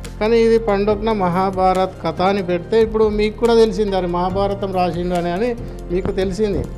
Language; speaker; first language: Telugu; non-native, local second language; Gondi